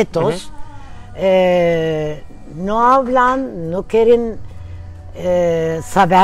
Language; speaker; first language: Spanish; early bilingual, heritage; Turkish